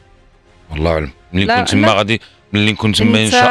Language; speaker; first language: Arabic; native; Arabic